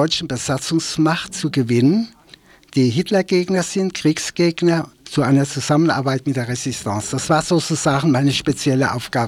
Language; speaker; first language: German; native; German